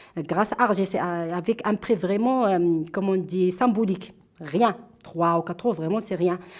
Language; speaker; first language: French; non-native, local second language; Arabic